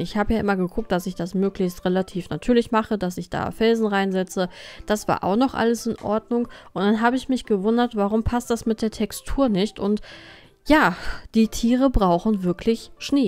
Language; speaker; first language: German; native; German